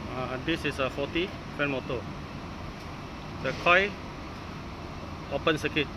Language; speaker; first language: English; non-native, local second language; Filipino